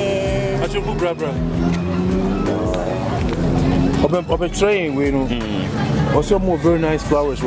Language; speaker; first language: English; non-native, local second language; Akan